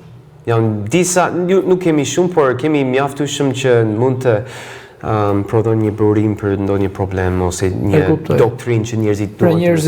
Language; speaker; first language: Albanian; non-native, fluent; English